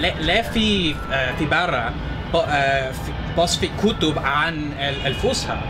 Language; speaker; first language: Arabic; non-native, learner; English